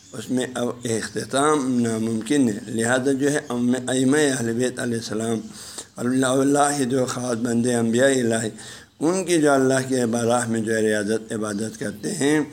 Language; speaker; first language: Urdu; non-native, local second language; Balti